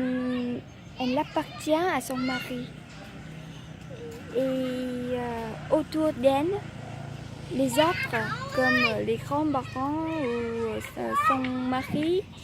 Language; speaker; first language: French; non-native, learner; Vietnamese